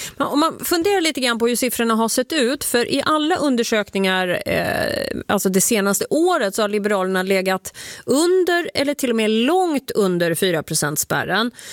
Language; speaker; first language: Swedish; native; Swedish